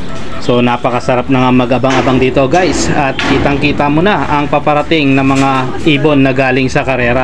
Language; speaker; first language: Filipino; native; Filipino